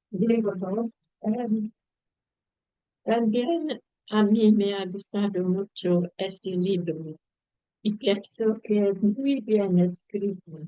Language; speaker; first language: Spanish; non-native, fluent; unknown